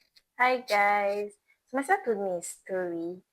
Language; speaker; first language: English; non-native, local second language; Igbo